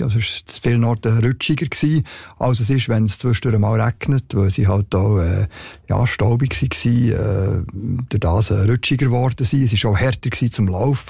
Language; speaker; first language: German; native; German